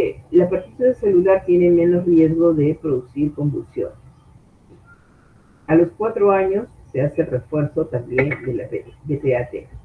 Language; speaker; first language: Spanish; native; Spanish